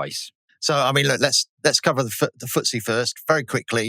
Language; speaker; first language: English; native; English